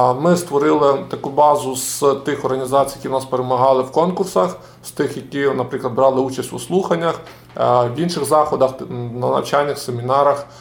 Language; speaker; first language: Ukrainian; native; Ukrainian